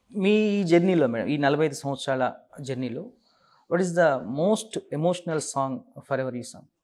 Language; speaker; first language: Telugu; native; Telugu